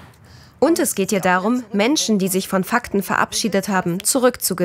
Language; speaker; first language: German; native; German